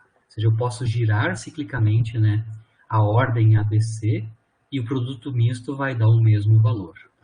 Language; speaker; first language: Portuguese; native; Portuguese